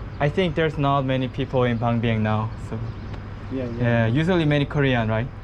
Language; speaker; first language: English; non-native, learner; Korean